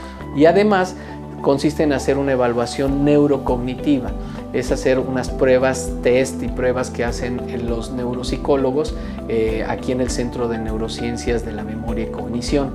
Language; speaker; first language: Spanish; native; Spanish